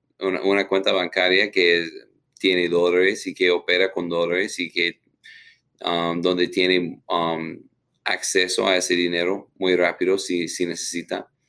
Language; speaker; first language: Spanish; non-native, fluent; English